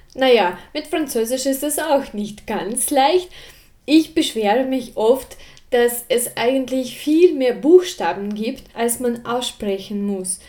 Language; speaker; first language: German; non-native, fluent; Russian